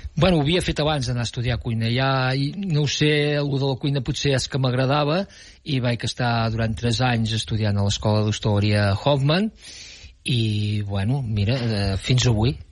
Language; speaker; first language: Catalan; native; Catalan